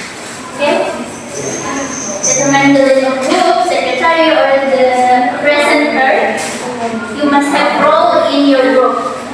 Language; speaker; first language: English; non-native, learner; Indonesian